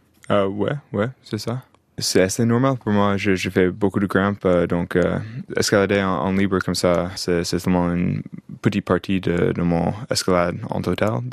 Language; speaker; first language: French; non-native, fluent; English